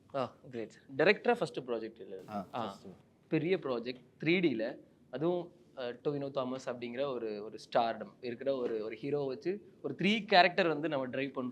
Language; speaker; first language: Tamil; native; Tamil